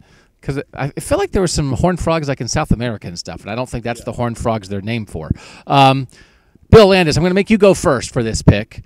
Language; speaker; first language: English; native; English